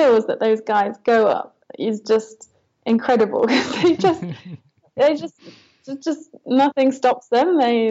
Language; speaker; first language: English; native; English